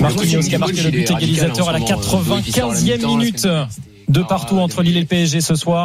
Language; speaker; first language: French; native; French